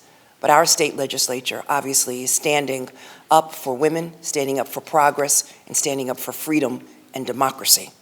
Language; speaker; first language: English; native; English